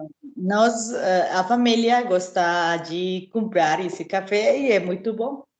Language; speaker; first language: Portuguese; non-native, learner; Spanish